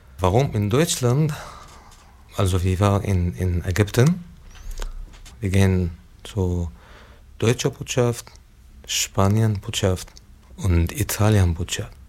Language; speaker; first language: German; non-native, learner; Arabic